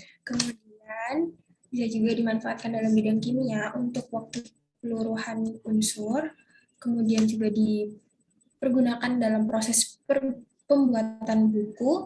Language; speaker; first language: Indonesian; native; Indonesian